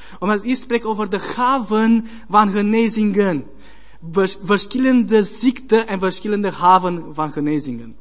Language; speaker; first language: Dutch; non-native, learner; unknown